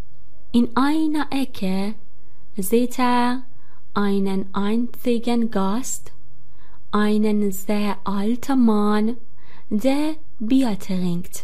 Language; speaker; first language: German; non-native, fluent; Persian